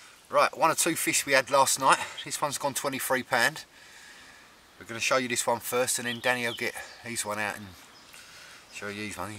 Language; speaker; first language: English; native; English